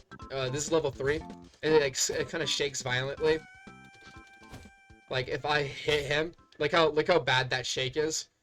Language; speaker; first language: English; native; English